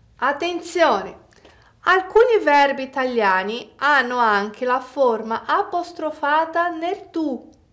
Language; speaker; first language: Italian; non-native, fluent; Portuguese